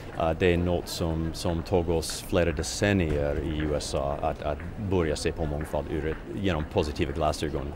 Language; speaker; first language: Swedish; non-native, fluent; English